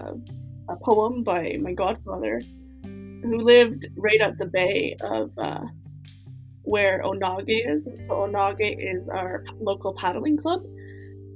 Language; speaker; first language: English; native; English